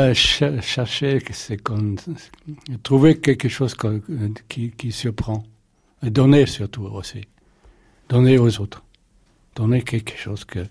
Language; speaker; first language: French; non-native, fluent; German